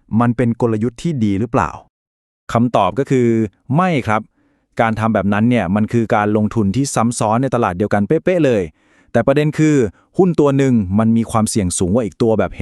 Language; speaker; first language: Thai; native; Thai